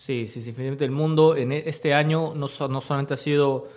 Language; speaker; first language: Spanish; native; Spanish